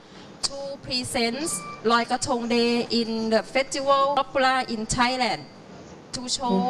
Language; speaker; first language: English; non-native, learner; Thai